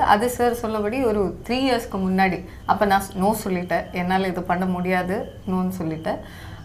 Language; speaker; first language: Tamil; non-native, local second language; Malayalam